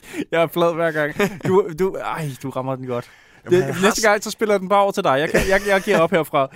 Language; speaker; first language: Danish; native; Danish